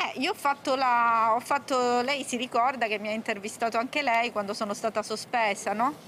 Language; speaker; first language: Italian; native; Italian